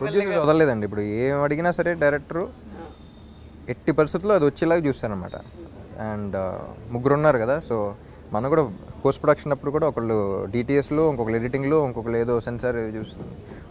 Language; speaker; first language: Telugu; native; Telugu